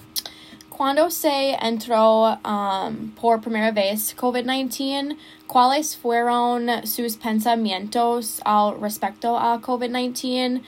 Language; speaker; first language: Spanish; non-native, learner; English